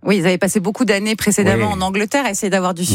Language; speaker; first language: French; native; French